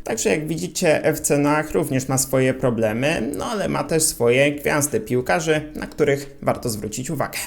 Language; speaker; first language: Polish; native; Polish